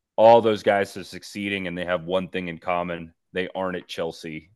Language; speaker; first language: English; native; English